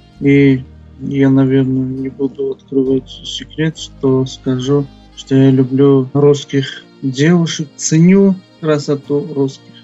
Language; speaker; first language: Russian; non-native, fluent; Armenian